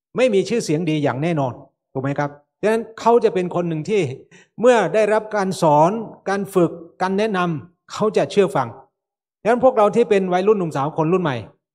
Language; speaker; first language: Thai; native; Thai